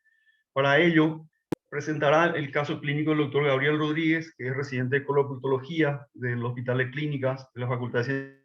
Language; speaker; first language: Spanish; native; Spanish